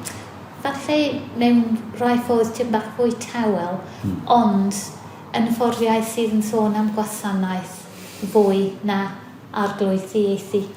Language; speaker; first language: Welsh; non-native, fluent; English